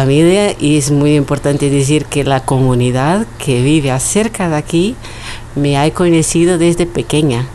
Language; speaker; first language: Spanish; non-native, learner; Portuguese